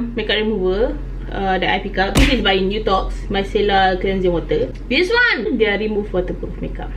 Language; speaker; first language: English; non-native, local second language; Malay